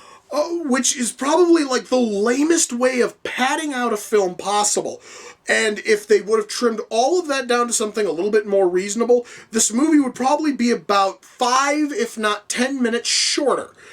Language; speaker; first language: English; native; English